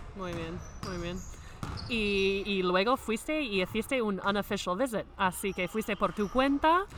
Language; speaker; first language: Spanish; non-native, fluent; English